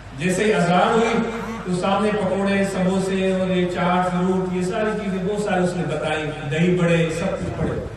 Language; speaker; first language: Urdu; non-native, local second language; Sindhi